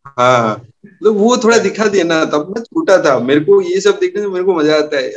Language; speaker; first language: Hindi; non-native, local second language; Odia